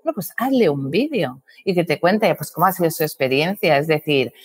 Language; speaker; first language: Spanish; native; Spanish